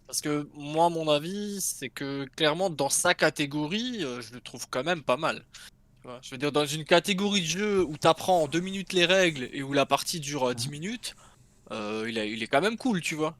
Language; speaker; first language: French; native; French